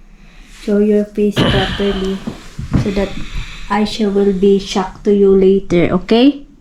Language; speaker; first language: English; non-native, local second language; Cebuano